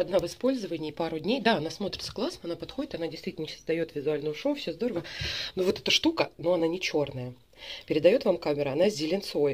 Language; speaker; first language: Russian; native; Russian